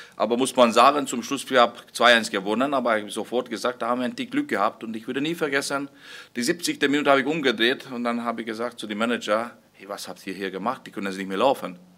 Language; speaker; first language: German; non-native, fluent; Hungarian